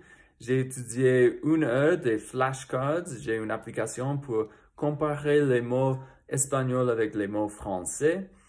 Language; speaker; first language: French; non-native, fluent; English